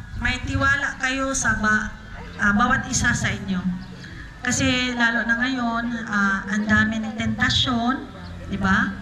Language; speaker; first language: Filipino; non-native, local second language; Bikol